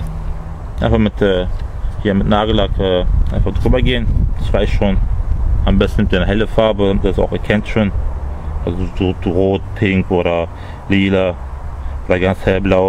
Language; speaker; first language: German; early bilingual, other home language; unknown